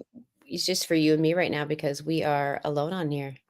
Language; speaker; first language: English; native; English